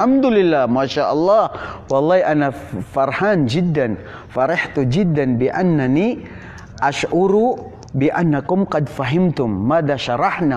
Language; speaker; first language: Arabic; non-native, learner; Filipino